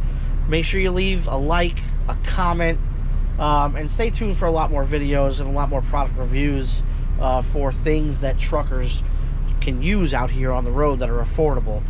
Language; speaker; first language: English; native; English